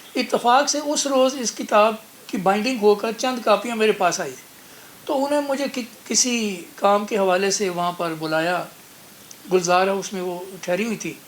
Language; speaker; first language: Urdu; non-native, local second language; Punjabi